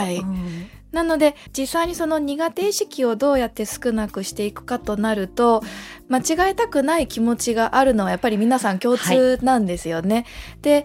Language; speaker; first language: Japanese; native; Japanese